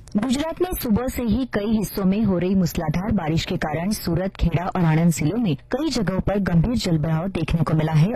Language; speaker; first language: Hindi; non-native, local second language; Gujarati